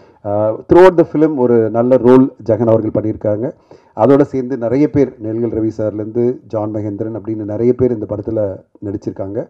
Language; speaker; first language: Tamil; native; Tamil